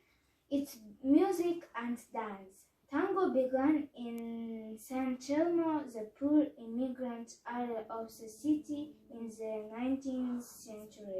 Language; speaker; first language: English; non-native, learner; Kazakh